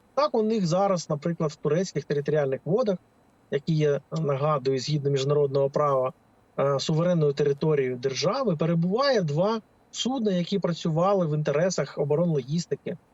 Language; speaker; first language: Ukrainian; native; Ukrainian